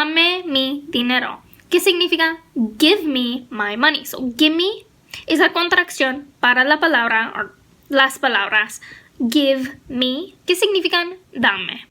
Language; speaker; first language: Spanish; non-native, fluent; English